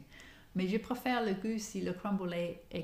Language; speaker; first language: French; non-native, fluent; English